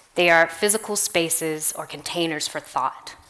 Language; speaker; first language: English; native; English